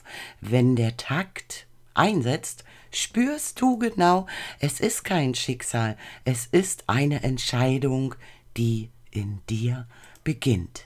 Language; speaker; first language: German; native; German